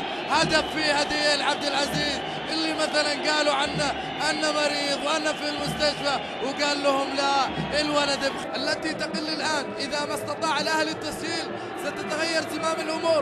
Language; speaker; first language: Arabic; native; Arabic